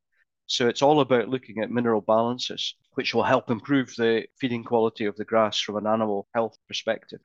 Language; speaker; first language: English; native; English